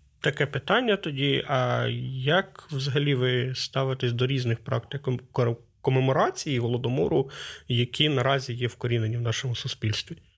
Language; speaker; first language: Ukrainian; native; Ukrainian